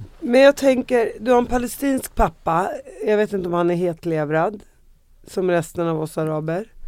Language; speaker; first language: Swedish; early bilingual, other home language; Arabic